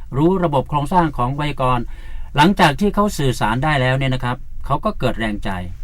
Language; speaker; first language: Thai; native; Thai